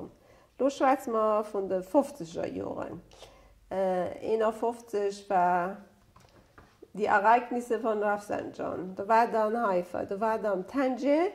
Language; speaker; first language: German; non-native, local second language; Luxembourgish